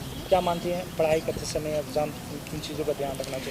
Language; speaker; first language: Hindi; native; Hindi